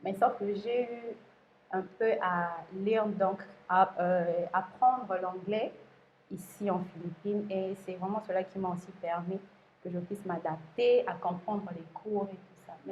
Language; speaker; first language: French; non-native, local second language; Lingala